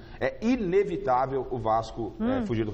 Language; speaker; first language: Portuguese; native; Portuguese